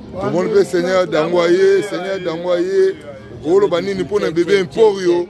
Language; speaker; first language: Lingala; native; Lingala